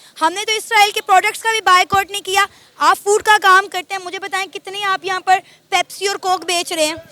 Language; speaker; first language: Urdu; native; Urdu